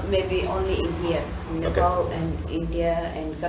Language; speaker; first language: English; non-native, learner; Tibetan